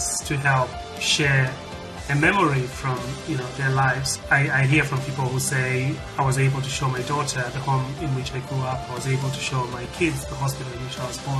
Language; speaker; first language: English; non-native, local second language; Shona